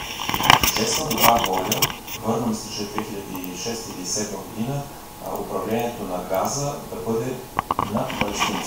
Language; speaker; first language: Bulgarian; native; Bulgarian